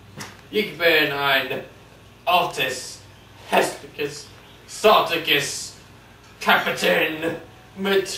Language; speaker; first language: German; non-native, learner; English